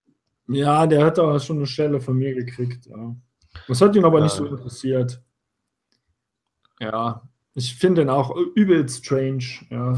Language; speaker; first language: German; native; German